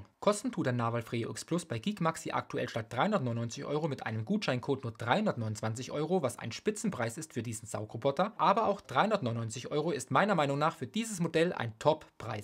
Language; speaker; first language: German; native; German